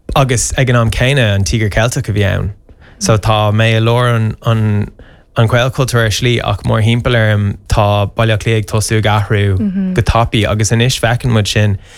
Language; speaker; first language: Irish; non-native, local second language; English